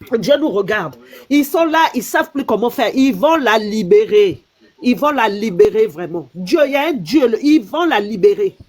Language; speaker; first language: French; non-native, local second language; Lingala